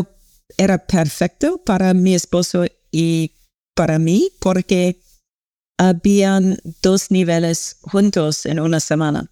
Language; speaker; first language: Spanish; non-native, learner; English